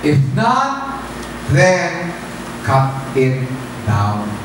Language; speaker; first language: English; non-native, local second language; Filipino